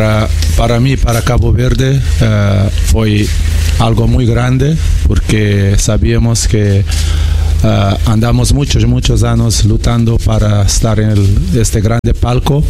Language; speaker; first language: Spanish; non-native, learner; Portuguese